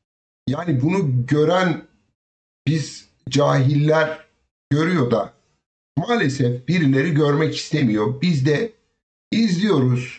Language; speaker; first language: Turkish; native; Turkish